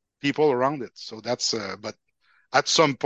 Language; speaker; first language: English; non-native, fluent; French